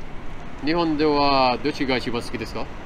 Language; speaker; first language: Japanese; non-native, learner; Khmer